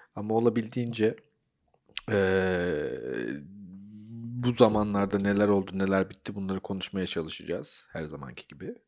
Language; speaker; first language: Turkish; native; Turkish